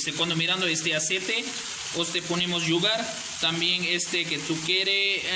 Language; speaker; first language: Spanish; non-native, learner; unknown